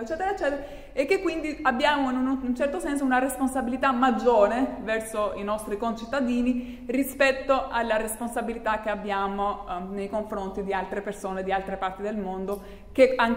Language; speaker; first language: Italian; non-native, fluent; Albanian